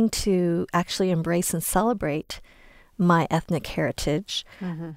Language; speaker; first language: English; early bilingual, other home language; Chinese